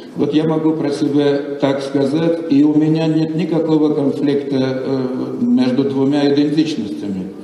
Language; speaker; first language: Russian; non-native, local second language; Armenian